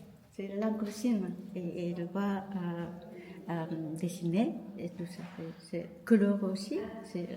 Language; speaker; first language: French; non-native, learner; Japanese